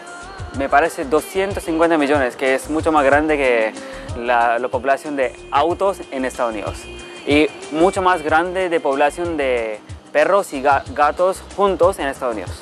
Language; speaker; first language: Spanish; non-native, learner; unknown